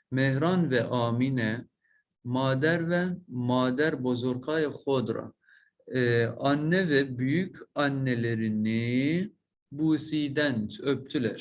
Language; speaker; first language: Persian; non-native, learner; Turkish